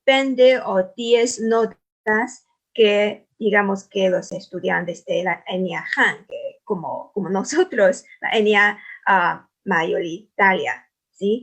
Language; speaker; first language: Spanish; non-native, fluent; Chinese